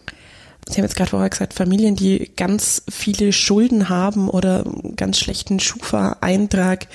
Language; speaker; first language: German; native; German